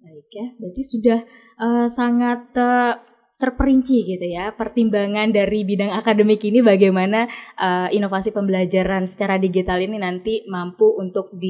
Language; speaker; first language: Indonesian; native; Indonesian